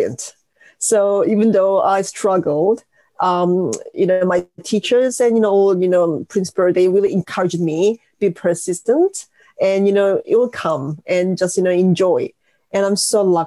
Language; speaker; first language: English; non-native, fluent; Korean